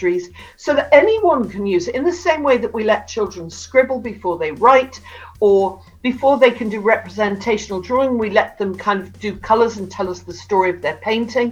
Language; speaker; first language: English; native; English